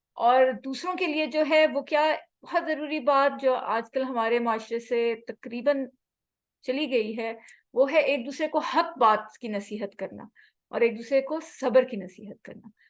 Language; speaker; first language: Urdu; native; Urdu